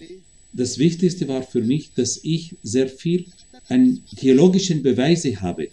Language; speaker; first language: German; non-native, fluent; Arabic